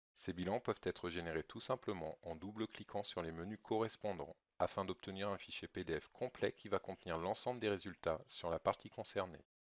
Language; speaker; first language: French; native; French